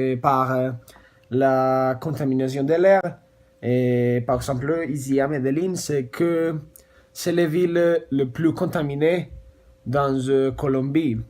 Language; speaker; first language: French; non-native, learner; Spanish